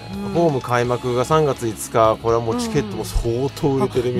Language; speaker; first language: Japanese; native; Japanese